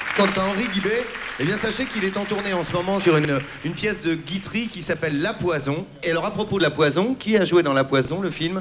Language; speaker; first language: French; native; French